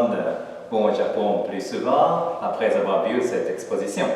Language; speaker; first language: French; non-native, fluent; Japanese